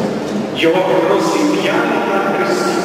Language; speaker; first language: Ukrainian; non-native, local second language; Rusyn